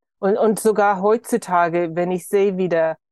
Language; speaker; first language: German; early bilingual, heritage; German